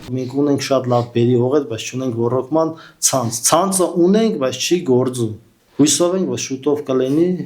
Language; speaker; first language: Armenian; non-native, local second language; Kurdish